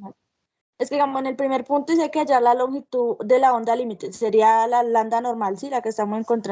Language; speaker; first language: Spanish; native; Spanish